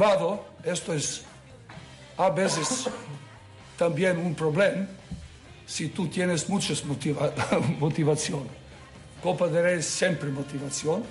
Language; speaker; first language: Spanish; non-native, learner; Serbian